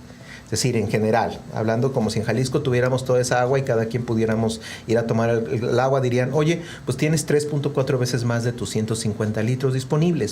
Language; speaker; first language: Spanish; native; Spanish